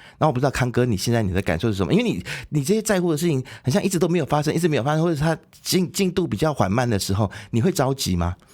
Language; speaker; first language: Chinese; native; Chinese